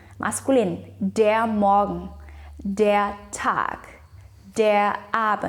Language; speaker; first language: German; non-native, fluent; Indonesian